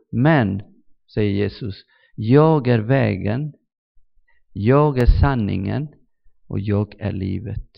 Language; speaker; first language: Swedish; non-native, fluent; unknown